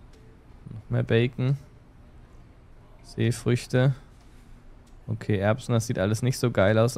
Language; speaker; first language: German; native; German